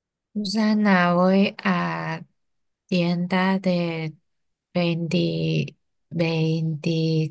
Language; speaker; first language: Spanish; non-native, learner; Chinese